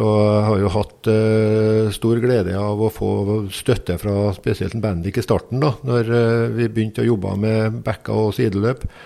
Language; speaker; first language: Norwegian; native; Norwegian